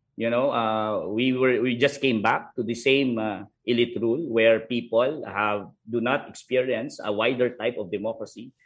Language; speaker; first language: English; non-native, local second language; Hiligaynon